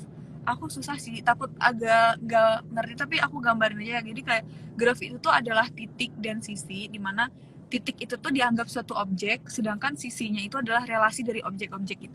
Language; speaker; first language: Indonesian; native; Indonesian